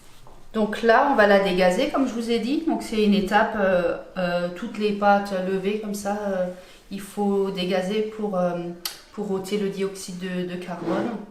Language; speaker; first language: French; native; French